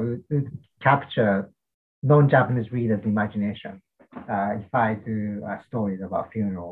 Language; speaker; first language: English; non-native, fluent; Japanese